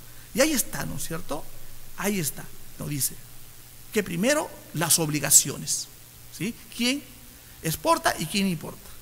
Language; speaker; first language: Spanish; native; Spanish